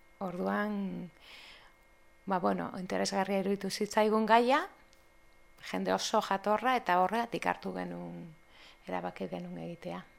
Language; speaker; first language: Basque; non-native, local second language; Spanish